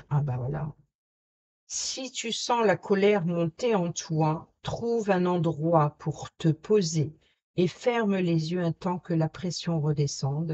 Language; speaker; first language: French; native; French